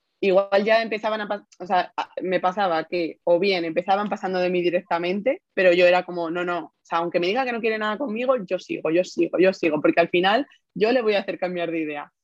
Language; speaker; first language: Spanish; native; Spanish